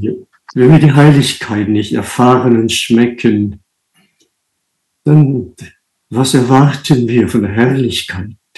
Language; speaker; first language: German; non-native, fluent; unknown